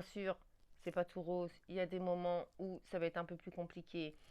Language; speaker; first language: French; native; French